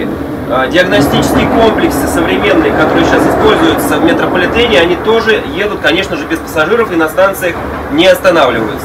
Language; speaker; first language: Russian; native; Russian